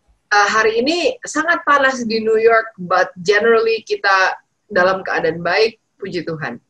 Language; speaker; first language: Indonesian; native; Indonesian